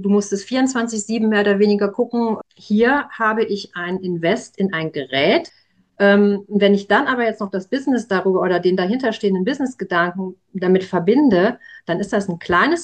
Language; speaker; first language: German; native; German